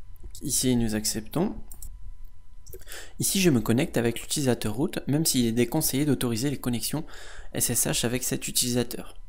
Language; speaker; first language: French; native; French